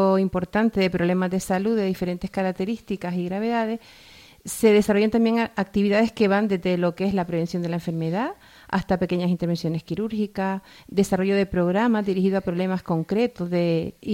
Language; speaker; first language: Spanish; native; Spanish